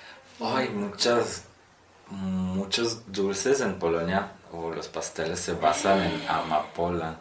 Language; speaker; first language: Spanish; non-native, fluent; Polish